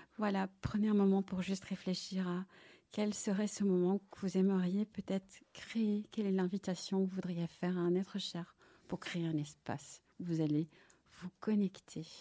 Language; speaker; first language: French; native; French